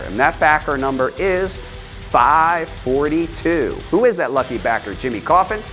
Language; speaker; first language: English; native; English